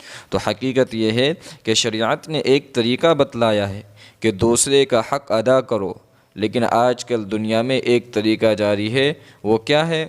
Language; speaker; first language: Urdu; non-native, local second language; Gujarati